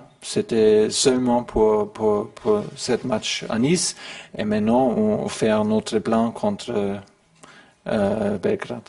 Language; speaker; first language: French; non-native, learner; German